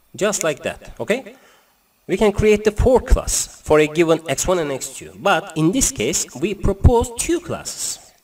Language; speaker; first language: English; non-native, learner; Turkish